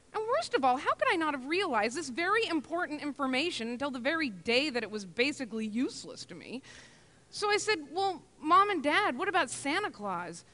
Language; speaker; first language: English; native; English